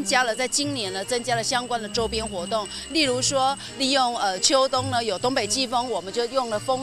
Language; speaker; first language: Chinese; native; Chinese